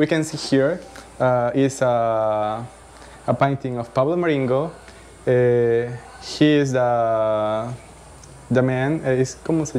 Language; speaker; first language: English; non-native, learner; Spanish